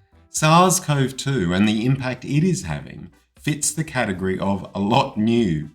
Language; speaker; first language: English; native; English